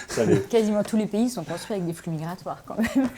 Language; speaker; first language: French; native; French